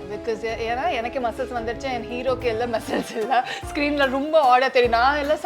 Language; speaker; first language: Tamil; non-native, learner; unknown